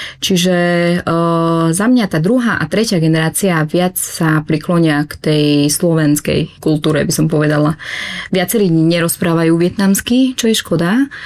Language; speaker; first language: Slovak; early bilingual, other home language; Vietnamese